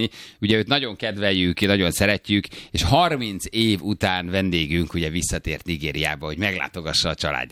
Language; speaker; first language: Hungarian; native; Hungarian